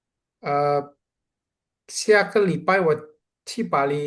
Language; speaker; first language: Chinese; non-native, learner; Indonesian